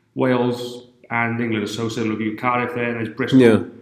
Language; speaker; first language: English; native; English